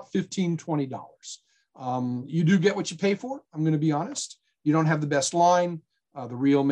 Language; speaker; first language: English; native; English